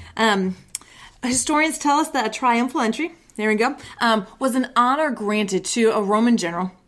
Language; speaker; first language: English; native; English